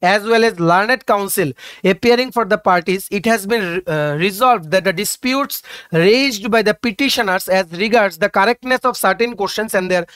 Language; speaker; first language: English; non-native, local second language; Bangla